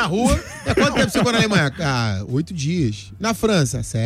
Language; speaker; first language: Portuguese; native; Portuguese